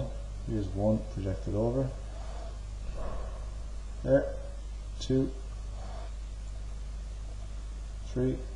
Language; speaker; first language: English; native; English